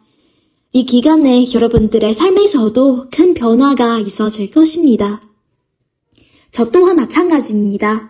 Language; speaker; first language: Korean; non-native, fluent; Chinese